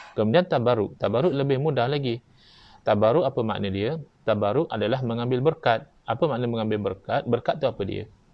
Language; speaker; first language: Malay; native; Malay